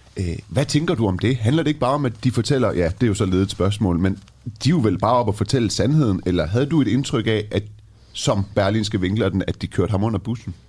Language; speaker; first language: Danish; early bilingual, other home language; Persian